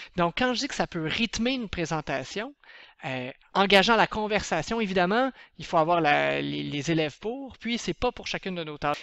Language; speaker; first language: French; native; French